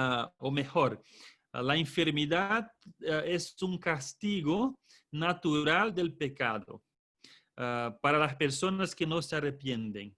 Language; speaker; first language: Spanish; non-native, fluent; Portuguese